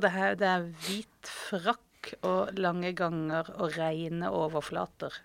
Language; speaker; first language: Norwegian; native; Norwegian